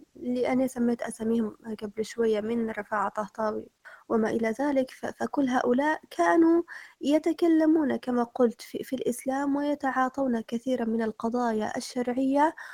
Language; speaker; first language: Arabic; native; Arabic